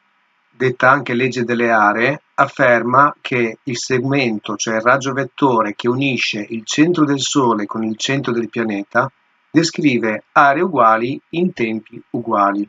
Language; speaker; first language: Italian; native; Italian